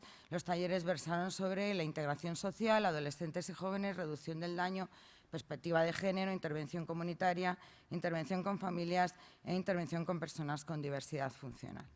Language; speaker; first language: Spanish; native; Spanish